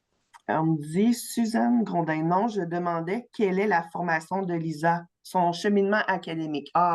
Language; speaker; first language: French; native; French